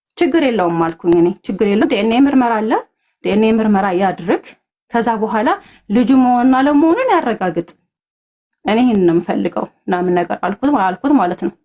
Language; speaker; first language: Amharic; native; Amharic